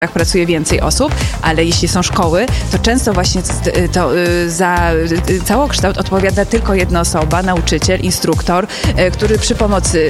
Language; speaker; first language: Polish; native; Polish